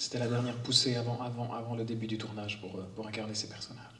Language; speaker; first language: French; native; French